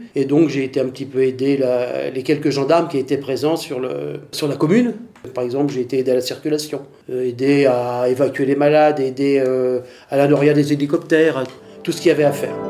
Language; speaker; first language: French; non-native, fluent; Vietnamese